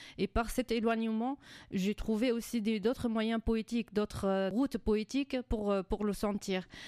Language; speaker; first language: French; non-native, fluent; Arabic